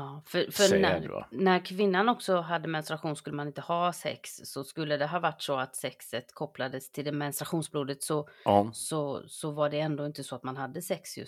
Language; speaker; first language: Swedish; native; Swedish